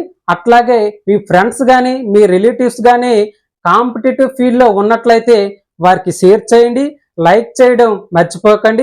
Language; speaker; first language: Telugu; native; Telugu